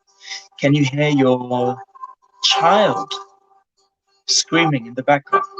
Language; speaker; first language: English; native; English